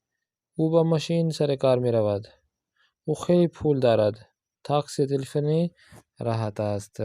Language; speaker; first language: Persian; non-native, fluent; Urdu